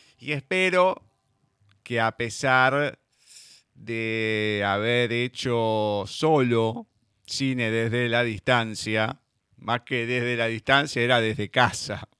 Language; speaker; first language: Spanish; native; Spanish